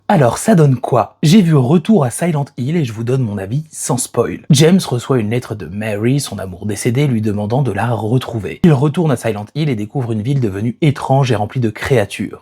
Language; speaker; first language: French; native; French